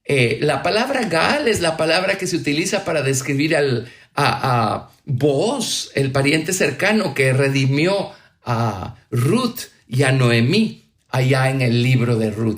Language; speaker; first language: Spanish; native; Spanish